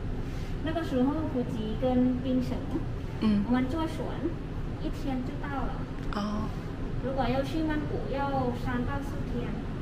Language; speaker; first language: Chinese; non-native, learner; Thai